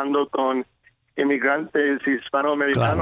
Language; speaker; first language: Spanish; non-native, fluent; English